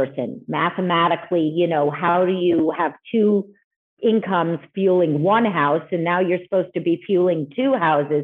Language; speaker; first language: English; native; English